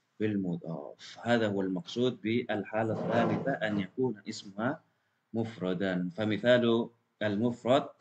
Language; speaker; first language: Arabic; non-native, fluent; Indonesian